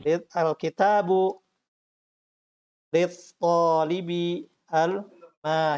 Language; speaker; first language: Arabic; non-native, fluent; Indonesian